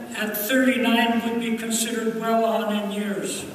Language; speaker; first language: English; early bilingual, other home language; Ukrainian